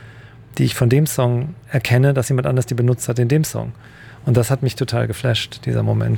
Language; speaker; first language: German; native; German